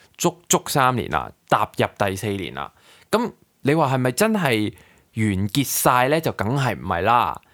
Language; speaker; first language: Cantonese; native; Cantonese